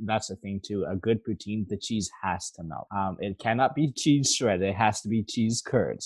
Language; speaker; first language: English; native; English